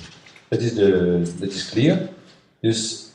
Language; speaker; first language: Dutch; non-native, learner; French